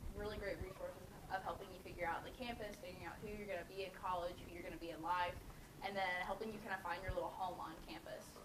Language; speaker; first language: English; native; English